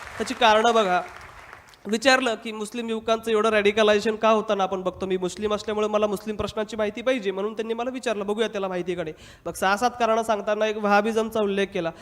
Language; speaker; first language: Marathi; non-native, local second language; Hindi